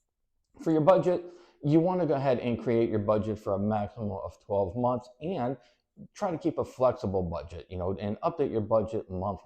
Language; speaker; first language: English; native; English